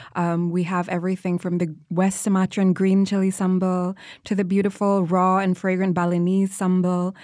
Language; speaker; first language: English; non-native, fluent; Indonesian